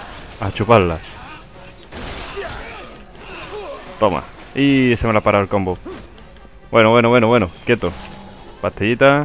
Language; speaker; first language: Spanish; native; Spanish